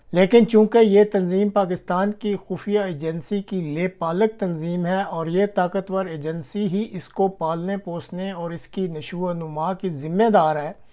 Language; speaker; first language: Urdu; non-native, local second language; Punjabi